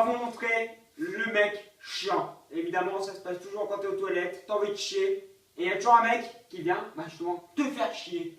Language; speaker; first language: French; native; French